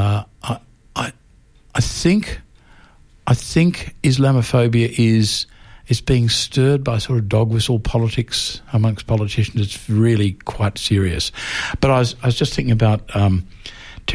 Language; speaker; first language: English; native; English